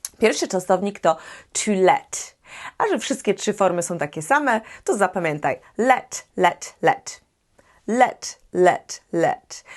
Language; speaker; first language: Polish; native; Polish